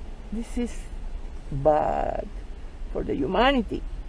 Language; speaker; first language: English; non-native, learner; Spanish